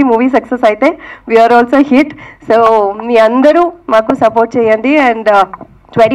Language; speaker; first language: Telugu; non-native, local second language; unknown